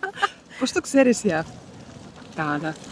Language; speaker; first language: Greek; non-native, learner; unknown